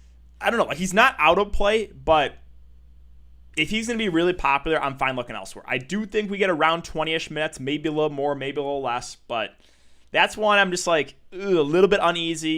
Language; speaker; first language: English; native; English